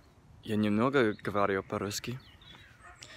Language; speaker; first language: Russian; non-native, learner; English